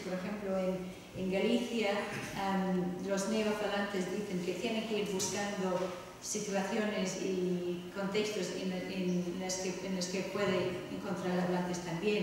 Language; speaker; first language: Spanish; non-native, fluent; English